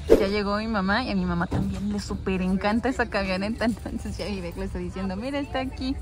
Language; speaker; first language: Spanish; native; Spanish